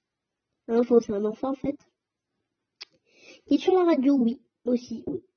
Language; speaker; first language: French; native; French